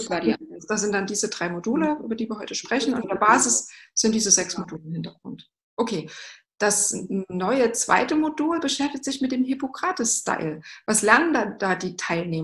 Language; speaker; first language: German; native; German